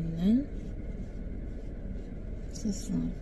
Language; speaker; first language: Korean; non-native, learner; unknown